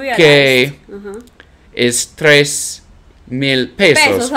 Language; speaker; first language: Spanish; non-native, learner; English